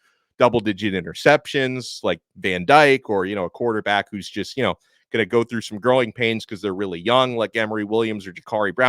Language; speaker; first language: English; native; English